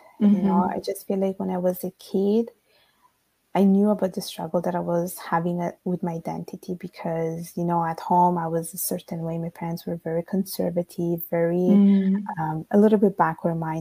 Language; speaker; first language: English; non-native, fluent; Italian